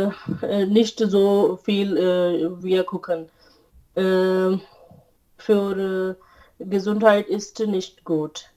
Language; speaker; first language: German; non-native, learner; Urdu